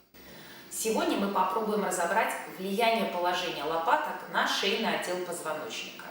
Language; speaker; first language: Russian; native; Russian